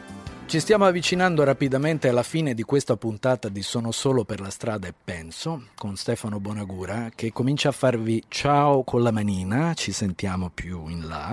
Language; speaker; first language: Italian; native; Italian